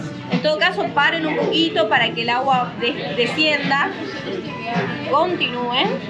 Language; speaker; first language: Spanish; native; Spanish